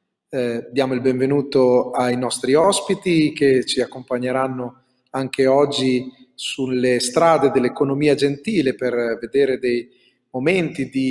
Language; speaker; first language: Italian; native; Italian